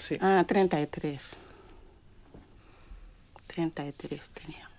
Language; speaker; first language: Spanish; non-native, learner; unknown